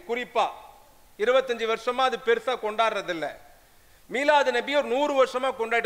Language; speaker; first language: Tamil; non-native, local second language; Urdu